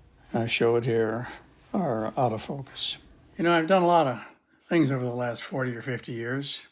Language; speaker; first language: English; native; English